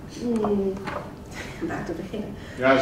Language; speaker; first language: Dutch; native; Dutch